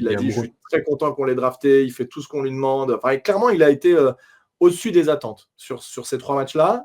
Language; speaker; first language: French; native; French